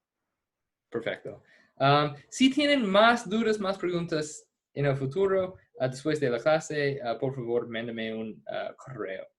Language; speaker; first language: Spanish; non-native, fluent; English